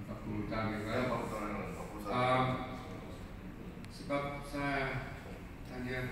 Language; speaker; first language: Indonesian; non-native, fluent; English